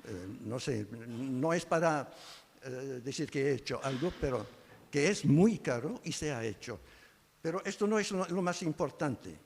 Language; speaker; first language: Spanish; non-native, fluent; Arabic